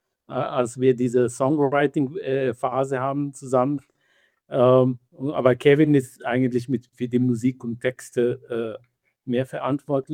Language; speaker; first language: German; non-native, fluent; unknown